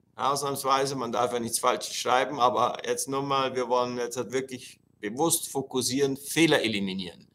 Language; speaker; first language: German; non-native, fluent; Italian